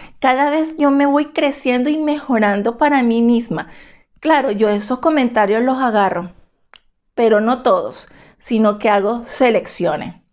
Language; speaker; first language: Spanish; native; Spanish